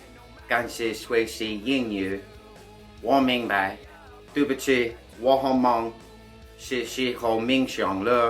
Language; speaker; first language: Chinese; non-native, learner; English